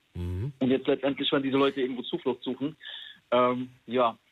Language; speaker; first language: German; non-native, fluent; Polish